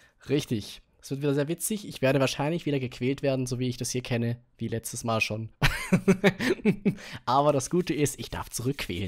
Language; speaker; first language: German; native; German